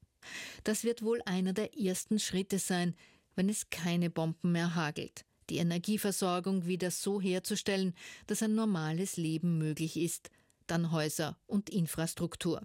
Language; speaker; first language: German; native; German